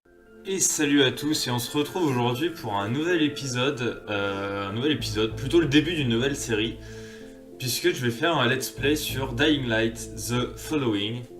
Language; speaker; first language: French; native; French